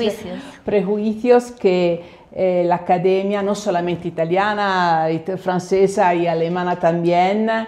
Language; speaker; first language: Spanish; non-native, fluent; Italian